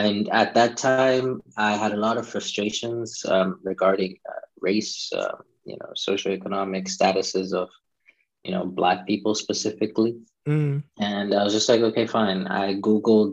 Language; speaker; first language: English; non-native, local second language; Shona